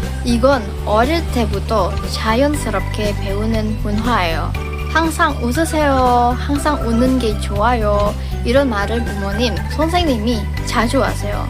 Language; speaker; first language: Korean; non-native, fluent; Indonesian